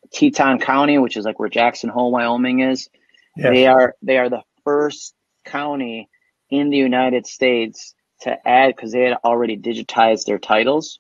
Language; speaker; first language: English; native; English